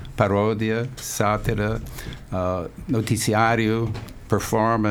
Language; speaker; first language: Portuguese; non-native, fluent; English